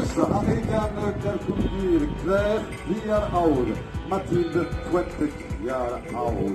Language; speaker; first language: Dutch; non-native, local second language; French